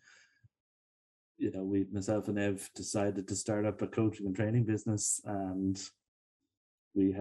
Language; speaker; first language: English; native; English